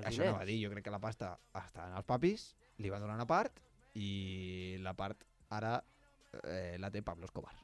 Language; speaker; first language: Catalan; non-native, local second language; Spanish